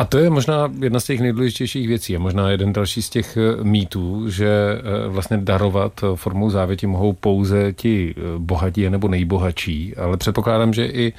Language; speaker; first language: Czech; native; Czech